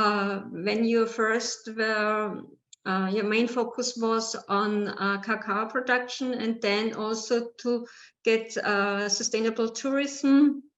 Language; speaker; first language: English; non-native, learner; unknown